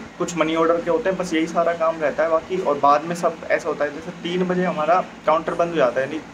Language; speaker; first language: Hindi; native; Hindi